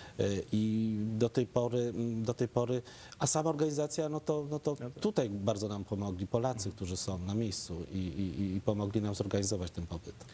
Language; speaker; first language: Polish; native; Polish